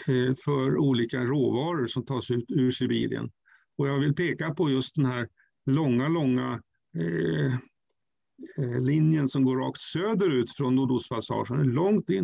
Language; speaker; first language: Swedish; native; Swedish